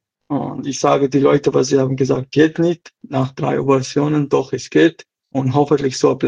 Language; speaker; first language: German; non-native, learner; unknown